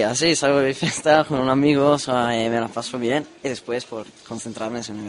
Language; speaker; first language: Spanish; non-native, learner; Italian